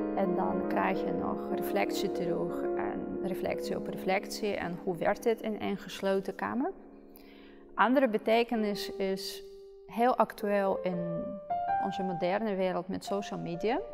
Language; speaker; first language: Dutch; non-native, fluent; Russian